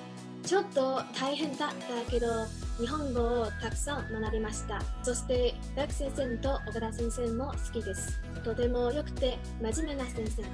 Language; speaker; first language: Japanese; non-native, learner; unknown